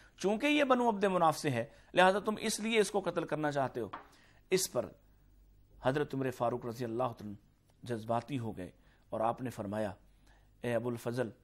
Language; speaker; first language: Urdu; native; Urdu